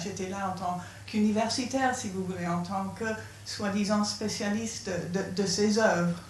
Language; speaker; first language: French; non-native, fluent; English